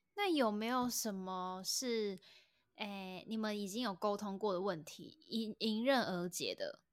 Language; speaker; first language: Chinese; native; Chinese